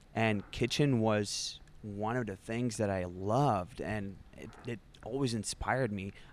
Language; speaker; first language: English; non-native, fluent; Russian